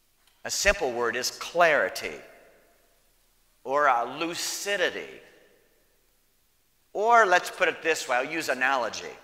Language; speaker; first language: English; native; English